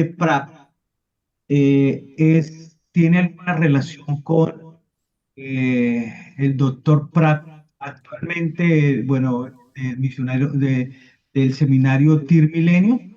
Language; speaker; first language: Spanish; native; Spanish